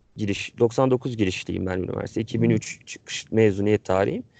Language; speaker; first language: Turkish; native; Turkish